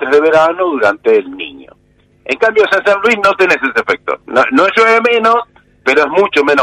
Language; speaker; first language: Spanish; native; Spanish